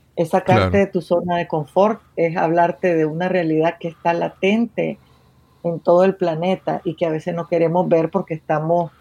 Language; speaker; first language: Spanish; native; Spanish